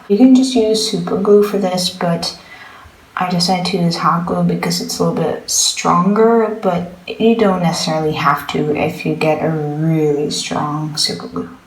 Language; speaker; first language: English; non-native, fluent; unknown